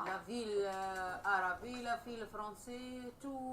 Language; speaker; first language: French; non-native, learner; Arabic